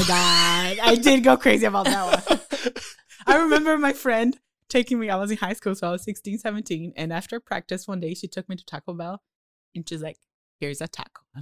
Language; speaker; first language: English; non-native, fluent; Portuguese